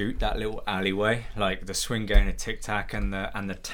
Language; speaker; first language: English; native; English